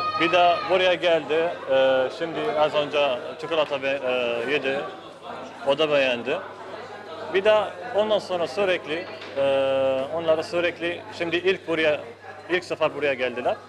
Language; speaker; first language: Turkish; non-native, learner; Arabic